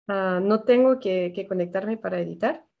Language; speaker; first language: Spanish; non-native, fluent; French